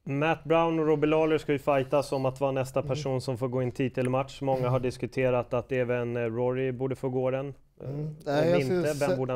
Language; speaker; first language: Swedish; native; Swedish